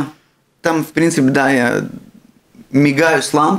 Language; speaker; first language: Russian; non-native, local second language; Latvian